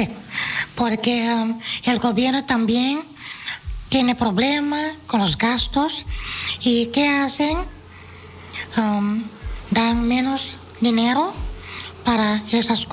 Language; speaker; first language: Spanish; non-native, fluent; Dutch